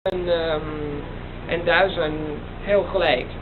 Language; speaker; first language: Dutch; non-native, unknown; Italian